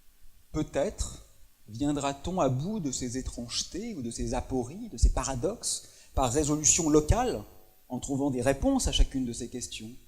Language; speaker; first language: French; native; French